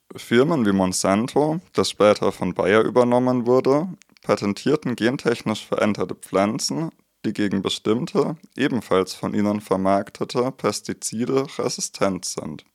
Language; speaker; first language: German; native; German